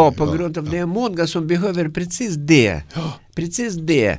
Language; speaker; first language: Swedish; non-native, learner; Russian